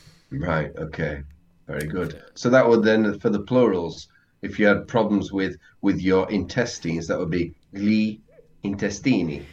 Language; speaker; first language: English; native; English